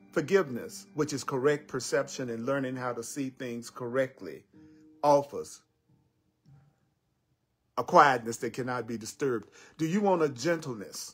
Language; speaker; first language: English; native; English